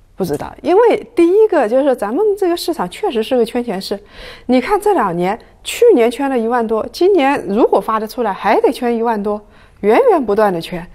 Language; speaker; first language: Chinese; native; Chinese